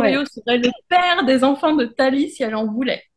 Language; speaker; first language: French; native; French